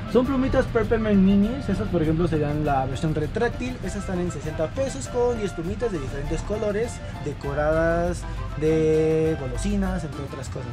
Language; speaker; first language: Spanish; native; Spanish